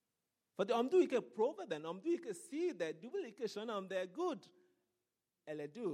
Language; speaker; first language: Norwegian; non-native, fluent; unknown